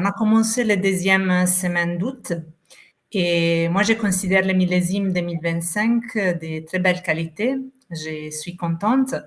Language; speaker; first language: French; non-native, fluent; Italian